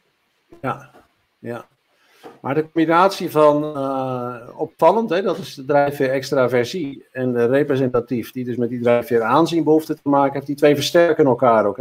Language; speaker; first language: Dutch; native; Dutch